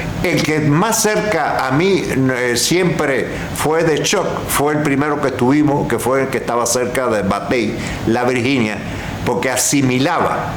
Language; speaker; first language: Spanish; native; Spanish